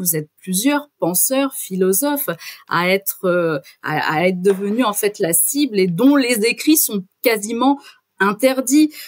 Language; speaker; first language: French; native; French